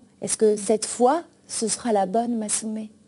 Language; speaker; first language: French; native; French